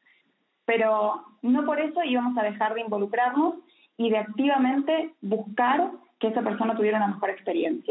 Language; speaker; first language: Spanish; native; Spanish